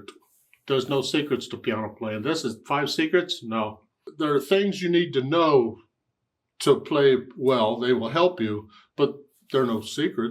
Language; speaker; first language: English; native; English